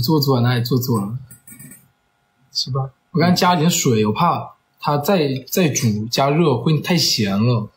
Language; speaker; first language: Chinese; native; Chinese